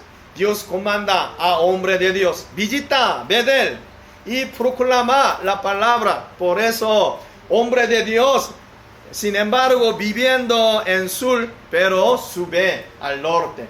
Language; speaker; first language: Spanish; non-native, learner; Korean